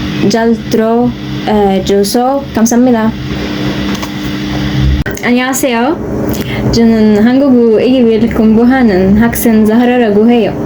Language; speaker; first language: Korean; non-native, learner; Arabic